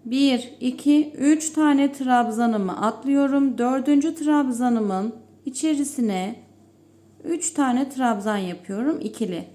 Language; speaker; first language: Turkish; native; Turkish